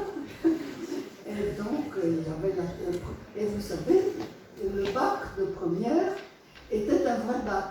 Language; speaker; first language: French; non-native, fluent; Polish